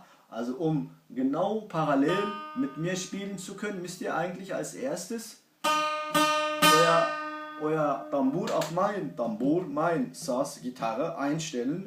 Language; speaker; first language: German; non-native, fluent; Kurdish